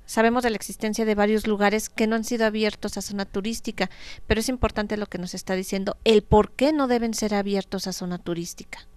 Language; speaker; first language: Spanish; native; Spanish